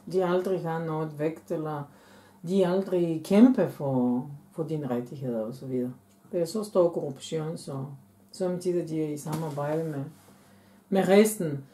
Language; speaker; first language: Danish; non-native, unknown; Bulgarian